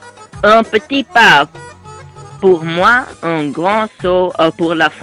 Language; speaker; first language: French; non-native, learner; Dutch